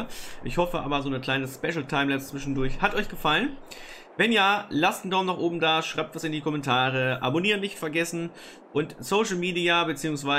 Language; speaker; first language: German; native; German